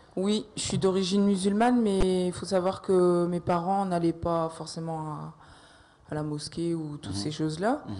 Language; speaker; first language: French; native; French